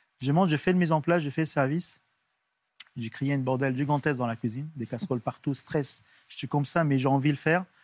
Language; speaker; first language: French; non-native, fluent; Arabic